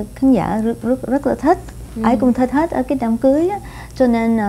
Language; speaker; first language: Vietnamese; non-native, fluent; Spanish